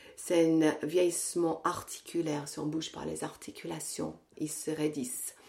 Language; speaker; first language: French; non-native, fluent; English